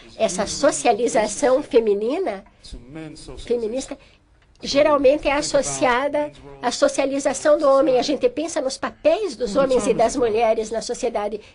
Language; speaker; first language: Portuguese; non-native, fluent; English